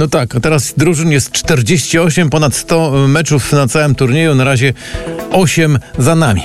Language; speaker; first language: Polish; native; Polish